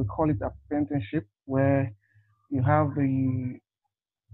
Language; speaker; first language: English; non-native, local second language; Igbo